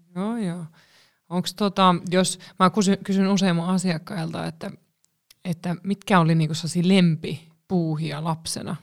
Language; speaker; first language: Finnish; native; Finnish